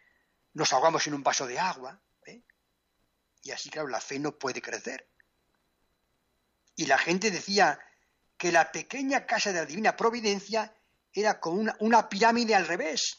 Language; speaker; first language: Spanish; native; Spanish